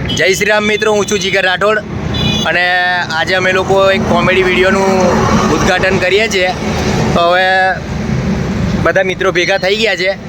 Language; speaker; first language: Gujarati; native; Gujarati